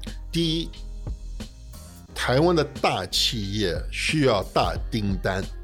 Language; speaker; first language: Chinese; non-native, fluent; English